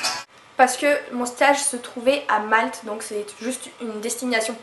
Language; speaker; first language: French; native; French